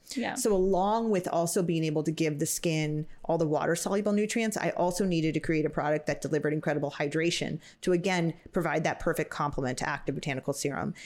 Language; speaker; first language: English; native; English